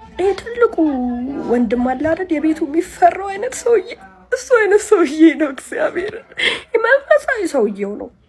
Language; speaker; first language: Amharic; native; Amharic